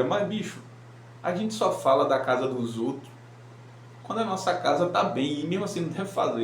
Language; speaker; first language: Portuguese; native; Portuguese